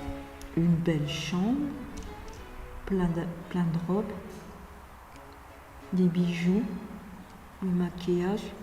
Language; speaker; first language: French; native; French